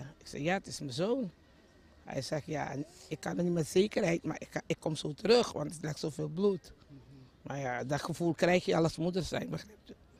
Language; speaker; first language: Dutch; non-native, fluent; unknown